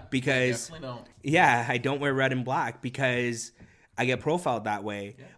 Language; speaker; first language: English; non-native, fluent; Korean